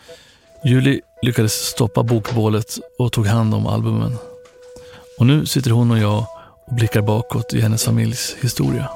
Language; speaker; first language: Swedish; native; Swedish